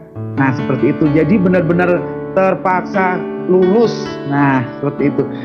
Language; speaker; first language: Indonesian; non-native, local second language; Sundanese